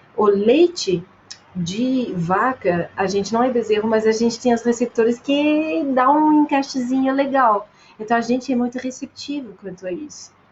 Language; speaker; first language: Portuguese; non-native, fluent; French